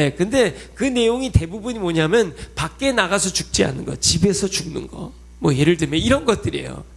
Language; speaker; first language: Korean; early bilingual, heritage; Korean